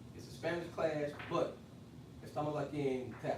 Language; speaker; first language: Spanish; non-native, fluent; English